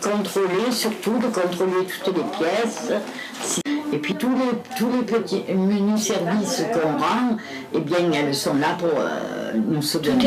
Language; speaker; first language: French; native; French